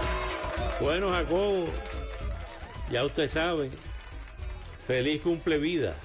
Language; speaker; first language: Spanish; native; Spanish